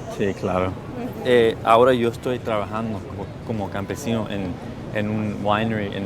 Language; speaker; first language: Spanish; early bilingual, heritage; English